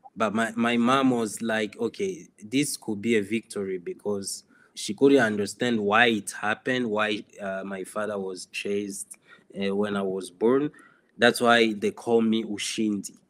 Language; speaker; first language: English; non-native, fluent; Swahili